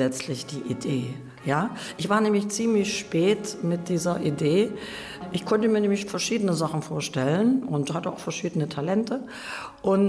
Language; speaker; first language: German; native; German